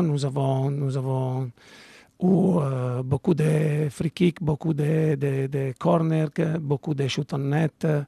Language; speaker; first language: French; non-native, fluent; Italian